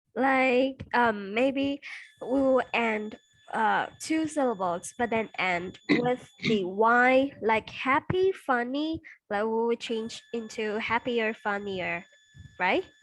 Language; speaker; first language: English; non-native, fluent; Vietnamese